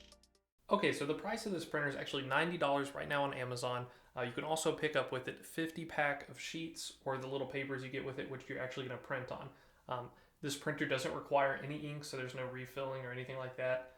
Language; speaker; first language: English; native; English